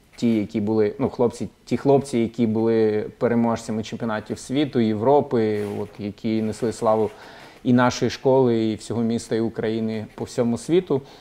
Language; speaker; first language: Ukrainian; non-native, local second language; Russian